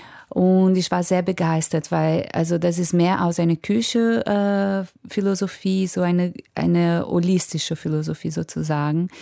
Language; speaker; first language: German; non-native, fluent; Portuguese